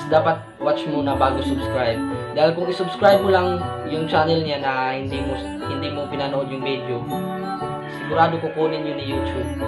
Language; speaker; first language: Filipino; non-native, local second language; Cebuano